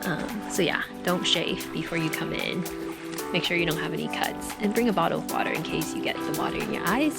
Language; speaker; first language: English; native; English